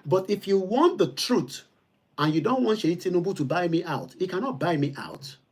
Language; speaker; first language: English; non-native, local second language; Yoruba